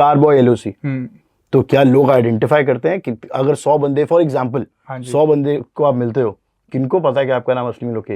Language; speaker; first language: Hindi; native; Hindi